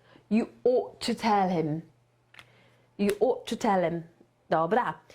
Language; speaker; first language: English; non-native, fluent; Polish